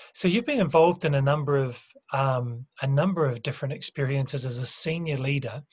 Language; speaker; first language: English; native; English